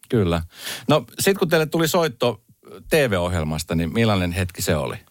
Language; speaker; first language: Finnish; native; Finnish